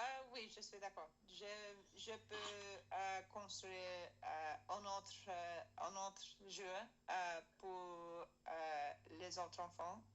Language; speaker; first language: French; non-native, learner; English